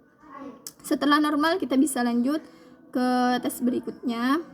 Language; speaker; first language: Indonesian; native; Indonesian